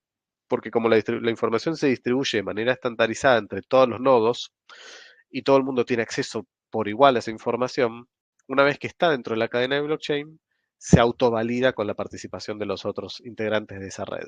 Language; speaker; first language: Spanish; native; Spanish